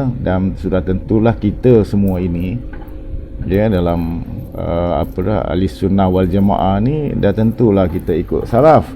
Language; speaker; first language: Malay; native; Malay